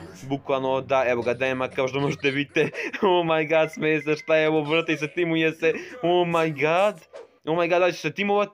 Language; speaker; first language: Serbian; native; Serbian